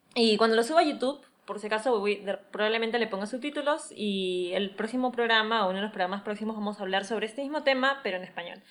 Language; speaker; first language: Spanish; native; Spanish